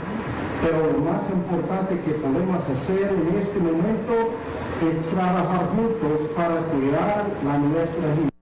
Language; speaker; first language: Spanish; non-native, fluent; English